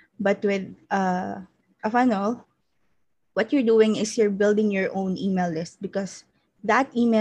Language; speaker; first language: English; non-native, local second language; Filipino